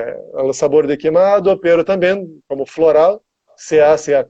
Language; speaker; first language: Spanish; non-native, learner; Portuguese